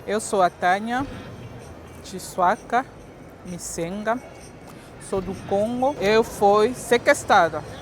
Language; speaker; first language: Portuguese; non-native, fluent; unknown